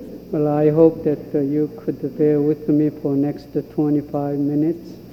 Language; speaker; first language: English; non-native, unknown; Korean